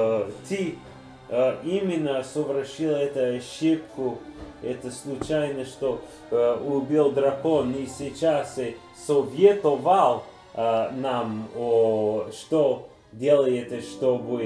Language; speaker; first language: Russian; non-native, learner; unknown